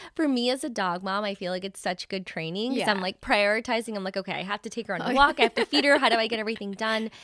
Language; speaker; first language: English; early bilingual, other home language; Spanish